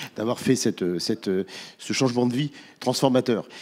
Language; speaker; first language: French; native; French